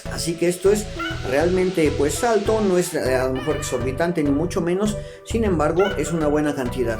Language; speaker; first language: Spanish; native; Spanish